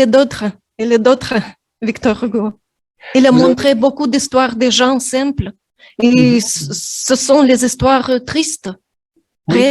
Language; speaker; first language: French; non-native, fluent; Russian